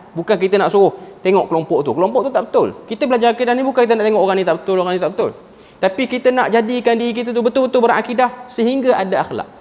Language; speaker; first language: Malay; native; Malay